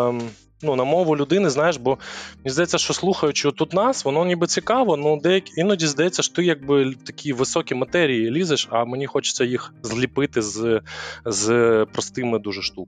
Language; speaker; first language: Ukrainian; native; Ukrainian